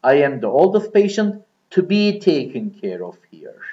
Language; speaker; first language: English; non-native, fluent; Turkish